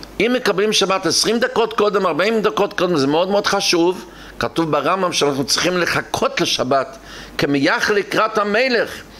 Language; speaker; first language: Hebrew; non-native, local second language; Yiddish